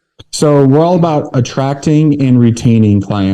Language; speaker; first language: English; native; English